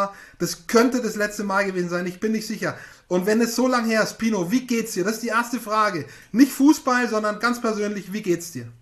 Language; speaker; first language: German; native; German